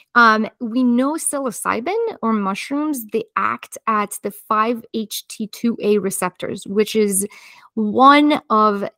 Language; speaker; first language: English; non-native, fluent; Persian